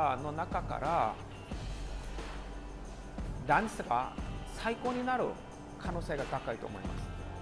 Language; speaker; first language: Japanese; non-native, fluent; Korean